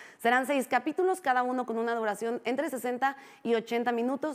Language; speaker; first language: Spanish; native; Spanish